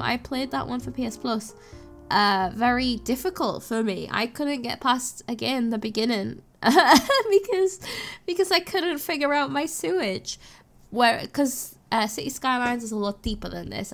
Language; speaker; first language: English; native; English